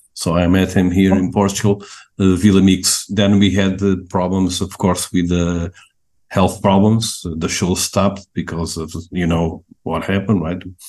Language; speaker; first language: English; non-native, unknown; Portuguese